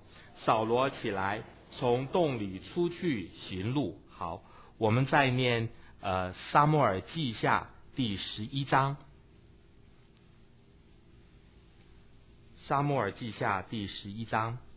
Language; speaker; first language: Chinese; native; Chinese